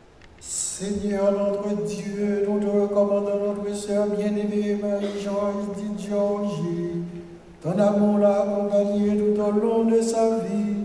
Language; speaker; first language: French; non-native, local second language; Haitian Creole